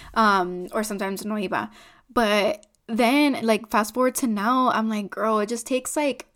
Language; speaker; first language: English; non-native, fluent; Spanish